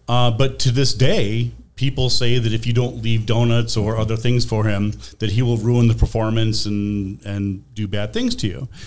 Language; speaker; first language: English; native; English